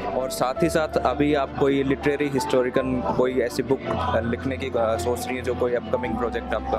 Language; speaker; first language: Hindi; native; Hindi